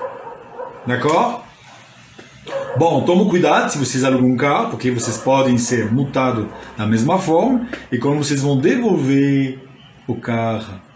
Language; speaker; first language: Portuguese; non-native, fluent; French